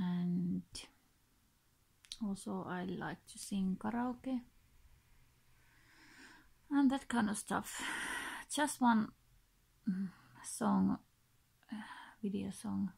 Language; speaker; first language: English; non-native, learner; Finnish